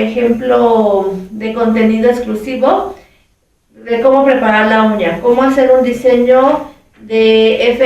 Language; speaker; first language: Spanish; native; Spanish